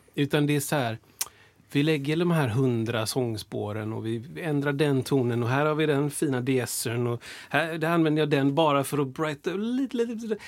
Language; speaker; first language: Swedish; early bilingual, other home language; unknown